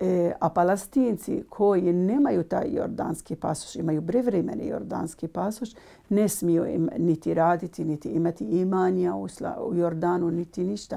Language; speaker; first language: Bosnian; non-native, learner; Arabic